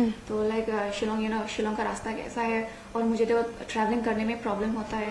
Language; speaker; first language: Hindi; non-native, local second language; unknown